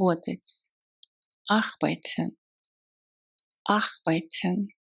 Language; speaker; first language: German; non-native, fluent; Russian